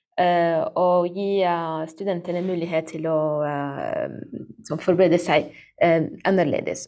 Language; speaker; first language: Norwegian; non-native, learner; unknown